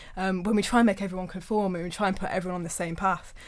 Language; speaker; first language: English; native; English